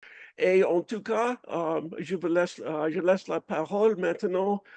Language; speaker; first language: French; non-native, fluent; English